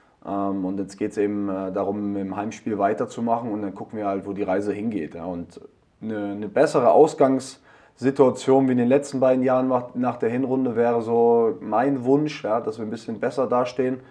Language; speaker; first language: German; native; German